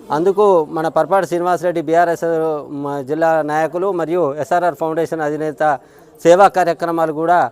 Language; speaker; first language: Telugu; native; Telugu